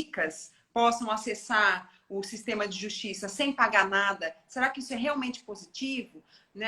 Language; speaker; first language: Portuguese; native; Portuguese